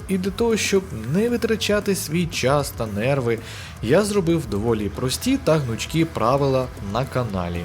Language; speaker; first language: Ukrainian; early bilingual, other home language; Russian